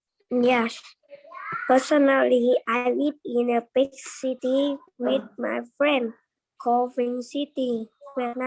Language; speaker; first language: English; non-native, learner; Vietnamese